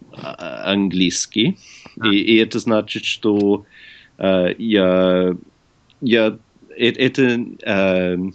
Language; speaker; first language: Russian; non-native, learner; English